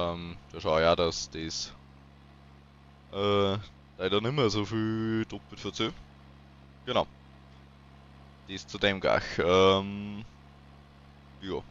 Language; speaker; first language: German; native; German